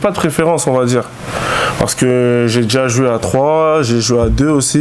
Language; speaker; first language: French; native; French